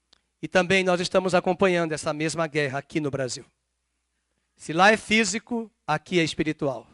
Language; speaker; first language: Portuguese; native; Portuguese